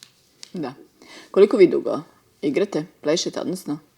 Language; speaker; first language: Serbian; native; Serbian